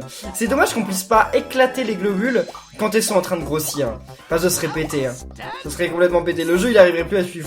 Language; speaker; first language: French; native; French